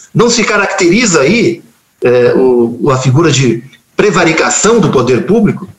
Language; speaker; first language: Portuguese; native; Portuguese